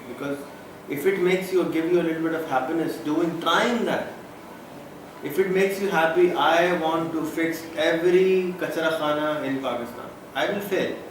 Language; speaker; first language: English; non-native, local second language; Urdu